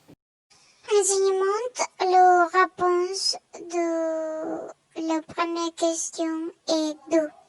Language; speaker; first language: French; non-native, learner; Spanish